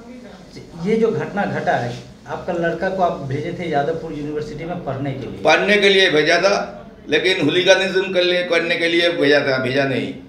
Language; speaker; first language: Hindi; non-native, local second language; Bangla